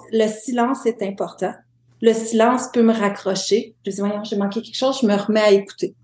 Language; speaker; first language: French; native; French